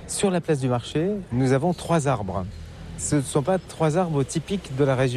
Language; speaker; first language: French; native; French